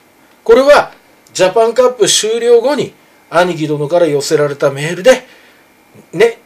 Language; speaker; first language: Japanese; native; Japanese